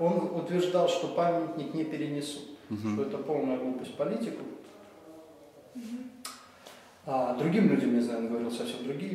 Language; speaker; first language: Russian; native; Russian